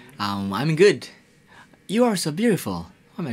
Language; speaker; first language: English; non-native, learner; Indonesian